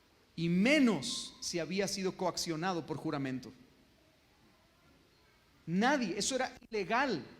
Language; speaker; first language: Spanish; native; Spanish